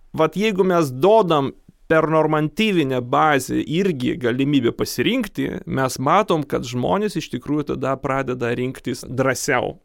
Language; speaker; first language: Lithuanian; non-native, local second language; Polish